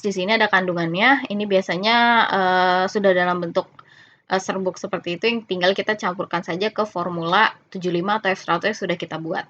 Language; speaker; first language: Indonesian; native; Indonesian